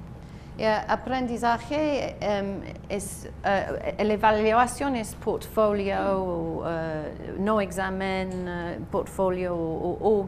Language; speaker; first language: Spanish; non-native, learner; English